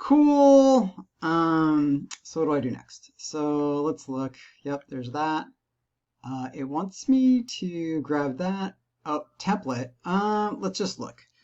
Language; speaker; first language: English; native; English